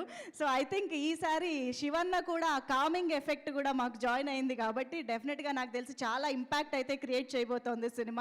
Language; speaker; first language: Telugu; native; Telugu